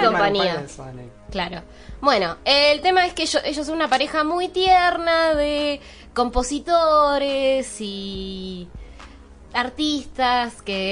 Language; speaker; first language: Spanish; native; Spanish